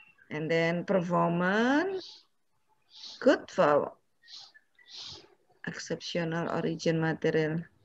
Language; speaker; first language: English; non-native, fluent; Indonesian